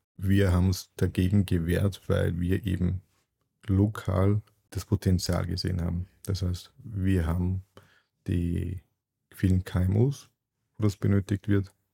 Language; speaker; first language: German; early bilingual, other home language; Turkish